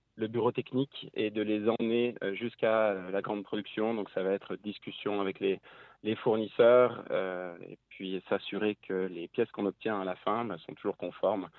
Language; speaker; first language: French; native; French